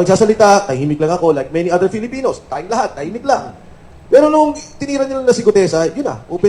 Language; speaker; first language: Filipino; native; Filipino